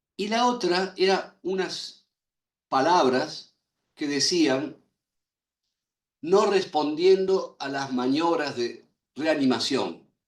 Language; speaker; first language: Spanish; native; Spanish